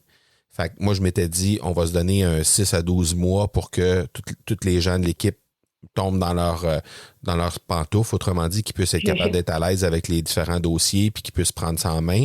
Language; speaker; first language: French; native; French